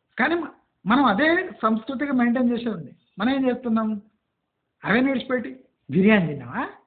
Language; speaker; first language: Telugu; native; Telugu